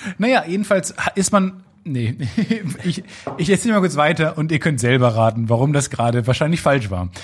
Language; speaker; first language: German; native; German